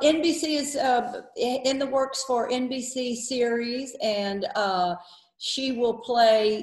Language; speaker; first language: English; native; English